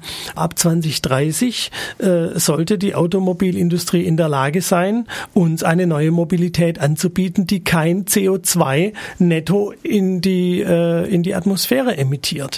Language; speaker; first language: German; native; German